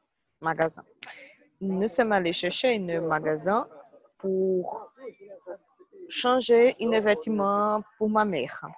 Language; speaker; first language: French; non-native, learner; Portuguese